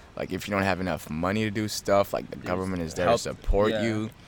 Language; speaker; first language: English; early bilingual, other home language; Amharic